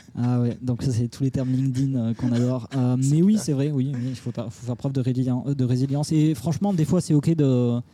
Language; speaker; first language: French; native; French